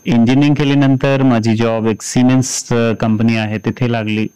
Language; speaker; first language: Marathi; non-native, fluent; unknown